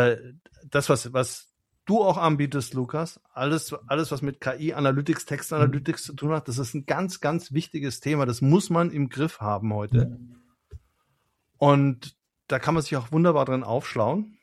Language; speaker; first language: German; native; German